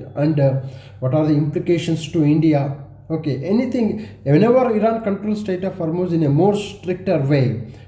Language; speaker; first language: English; non-native, local second language; Kannada